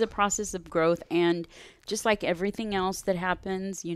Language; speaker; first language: English; native; English